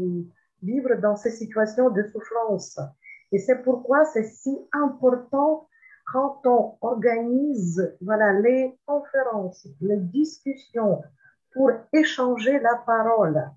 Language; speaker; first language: French; non-native, fluent; Ukrainian